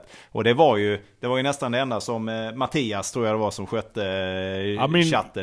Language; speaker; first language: Swedish; native; Swedish